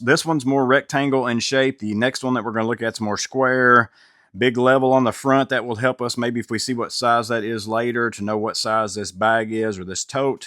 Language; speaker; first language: English; native; English